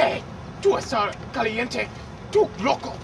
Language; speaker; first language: Spanish; non-native, learner; English